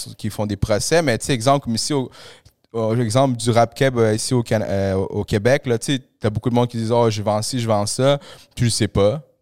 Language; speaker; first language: French; early bilingual, other home language; Spanish